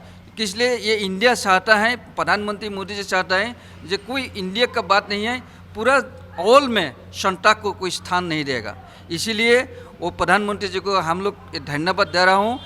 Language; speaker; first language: Hindi; non-native, local second language; Assamese